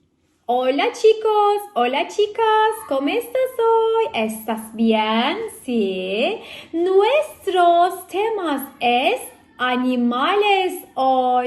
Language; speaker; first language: Spanish; non-native, learner; Turkish